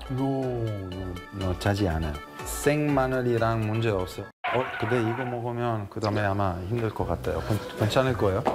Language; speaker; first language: Korean; non-native, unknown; Italian